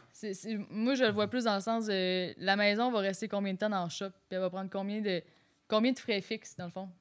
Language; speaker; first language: French; native; French